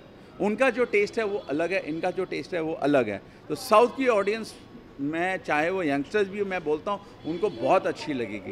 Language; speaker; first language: Hindi; native; Hindi